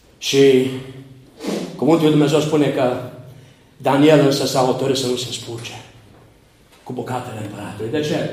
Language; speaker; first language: Romanian; native; Romanian